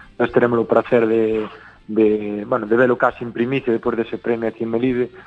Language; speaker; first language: Galician; native; Galician